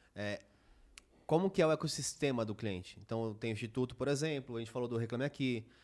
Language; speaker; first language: Portuguese; native; Portuguese